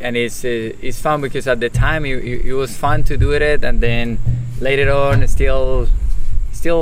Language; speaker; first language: English; non-native, fluent; Spanish